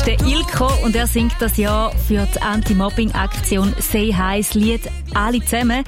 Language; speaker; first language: German; native; German